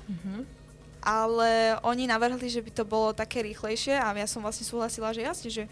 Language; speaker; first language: Slovak; early bilingual, other home language; Spanish